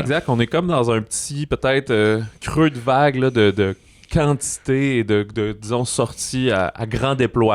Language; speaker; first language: French; native; French